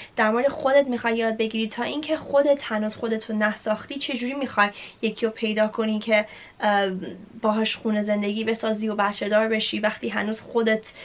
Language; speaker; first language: Persian; early bilingual, heritage; Persian